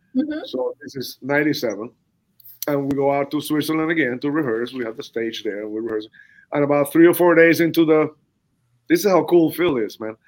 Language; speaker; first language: English; non-native, fluent; Spanish